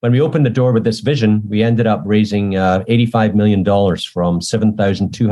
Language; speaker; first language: English; native; English